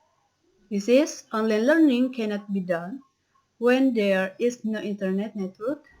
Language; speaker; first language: English; non-native, learner; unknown